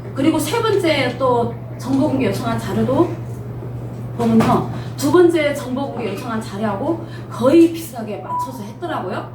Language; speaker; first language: Korean; early bilingual, heritage; Korean